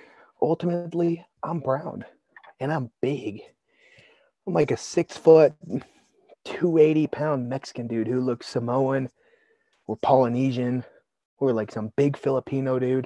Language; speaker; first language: English; native; English